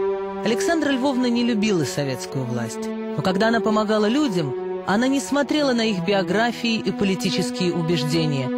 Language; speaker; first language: Russian; native; Russian